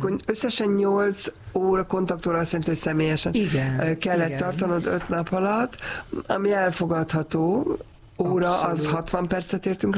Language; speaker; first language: Hungarian; native; Hungarian